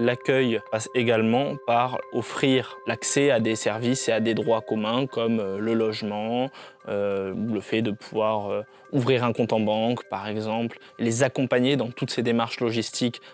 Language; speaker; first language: French; native; French